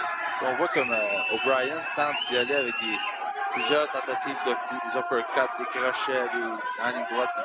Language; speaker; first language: French; native; French